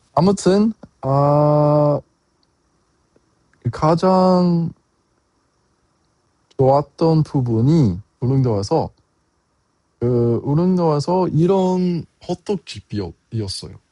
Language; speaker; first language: Korean; non-native, learner; English